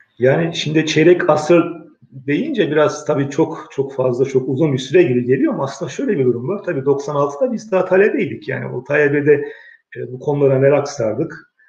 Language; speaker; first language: Turkish; early bilingual, heritage; Turkish